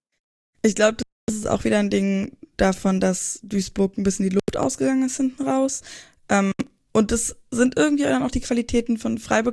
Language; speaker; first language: German; native; German